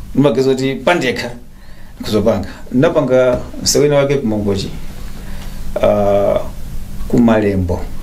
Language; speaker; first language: Nyanja; native; Nyanja